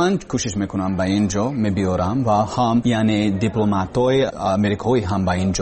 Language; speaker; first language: Persian; non-native, learner; English